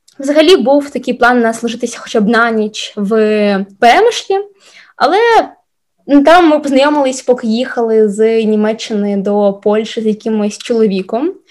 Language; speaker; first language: Ukrainian; non-native, local second language; Russian